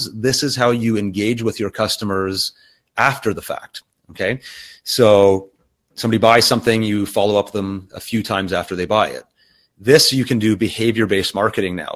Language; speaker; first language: English; native; English